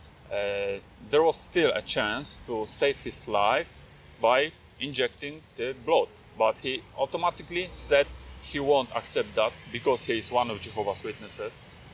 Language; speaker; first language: English; non-native, fluent; Polish